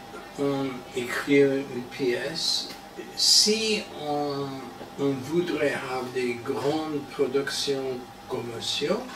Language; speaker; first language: French; non-native, learner; English